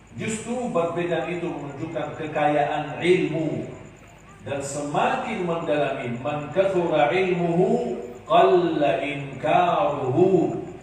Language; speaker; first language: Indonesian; non-native, fluent; Arabic